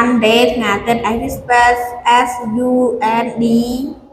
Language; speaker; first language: English; non-native, learner; Khmer